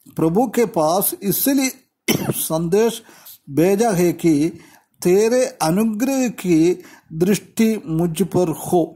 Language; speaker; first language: Hindi; non-native, local second language; Malayalam